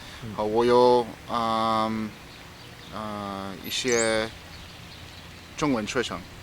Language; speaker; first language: Chinese; non-native, learner; English